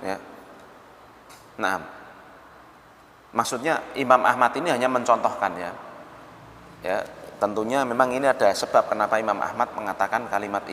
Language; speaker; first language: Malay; non-native, local second language; Javanese